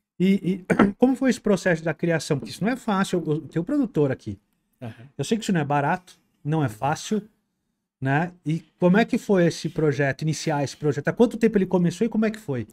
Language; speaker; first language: Portuguese; native; Portuguese